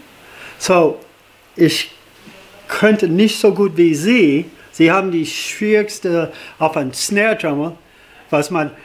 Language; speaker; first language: German; non-native, fluent; English